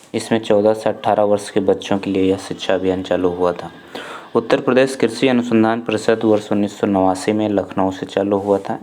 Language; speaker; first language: Hindi; native; Hindi